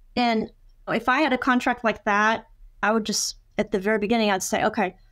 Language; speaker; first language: English; native; English